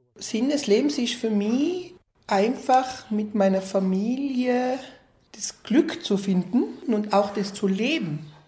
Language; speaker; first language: German; early bilingual, other home language; Turkish